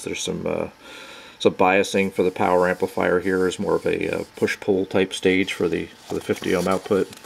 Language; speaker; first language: English; native; English